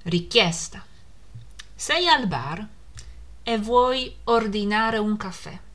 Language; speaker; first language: Italian; non-native, fluent; Polish